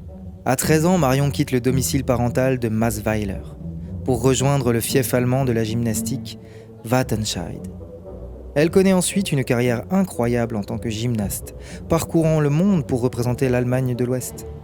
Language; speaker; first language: French; native; French